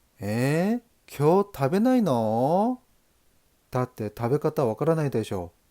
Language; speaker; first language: Japanese; non-native, learner; Korean